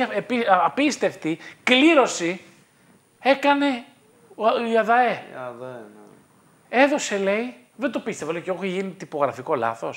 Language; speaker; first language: Greek; native; Greek